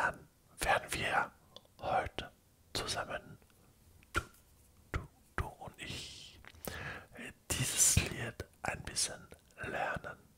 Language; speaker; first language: German; non-native, learner; French